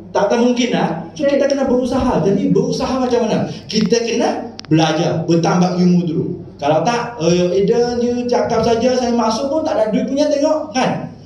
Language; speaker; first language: Malay; non-native, local second language; Chinese